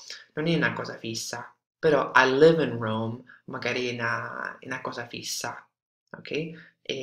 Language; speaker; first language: Italian; non-native, fluent; English